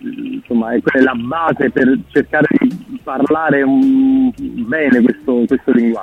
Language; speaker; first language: Italian; native; Italian